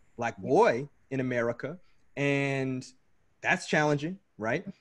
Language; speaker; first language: English; native; English